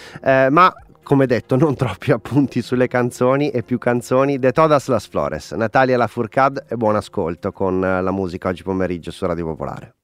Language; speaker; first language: Italian; native; Italian